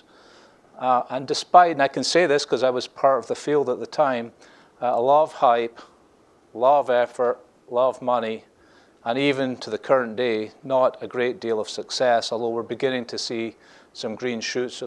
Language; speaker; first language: English; native; English